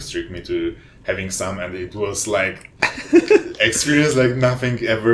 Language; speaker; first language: English; non-native, fluent; Polish